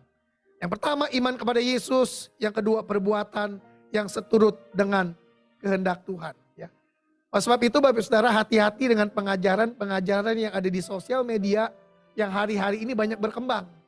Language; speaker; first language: Indonesian; native; Indonesian